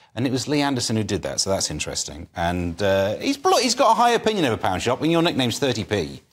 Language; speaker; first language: English; native; English